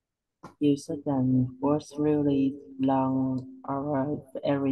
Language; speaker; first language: English; non-native, learner; Vietnamese